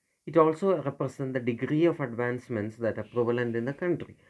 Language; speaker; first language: English; non-native, local second language; Malayalam